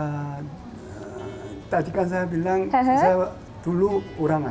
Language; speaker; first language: Indonesian; non-native, fluent; Korean